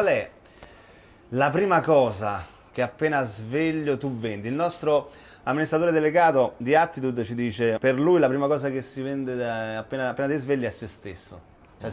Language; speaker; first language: Italian; native; Italian